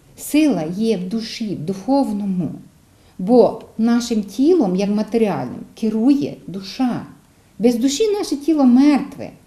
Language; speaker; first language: Ukrainian; native; Ukrainian